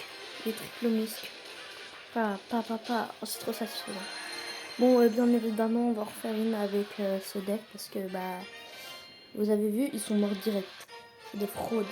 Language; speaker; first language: French; native; French